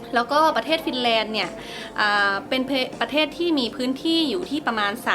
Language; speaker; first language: Thai; native; Thai